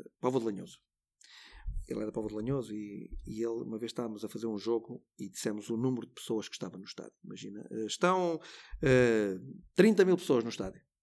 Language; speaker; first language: Portuguese; native; Portuguese